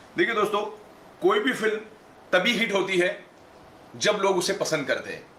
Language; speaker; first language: Hindi; non-native, local second language; Gujarati